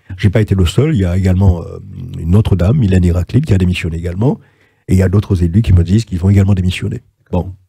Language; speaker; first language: French; native; French